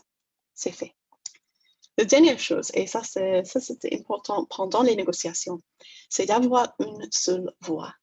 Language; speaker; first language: French; non-native, fluent; English